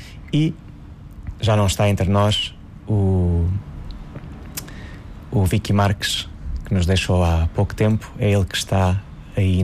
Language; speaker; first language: Portuguese; native; Portuguese